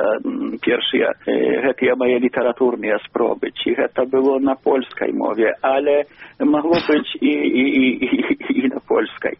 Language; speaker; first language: Belarusian; non-native, local second language; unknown